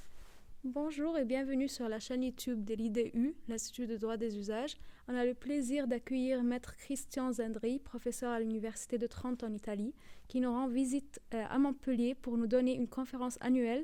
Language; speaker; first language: French; native; French